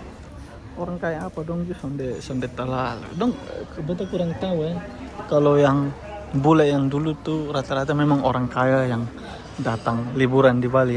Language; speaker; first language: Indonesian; non-native, local second language; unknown